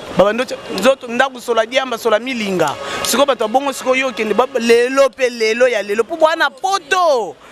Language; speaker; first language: Lingala; native; Lingala